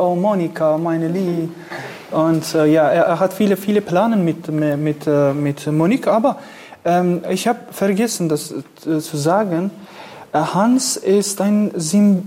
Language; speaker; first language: German; non-native, fluent; Kurdish